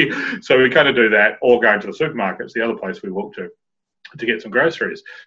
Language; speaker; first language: English; native; English